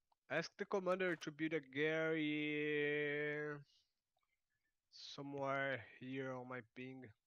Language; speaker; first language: English; non-native, fluent; Portuguese